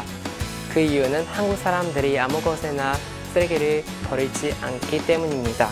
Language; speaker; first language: Korean; non-native, learner; Chinese